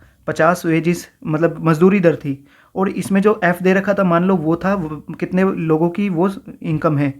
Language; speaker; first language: Hindi; native; Hindi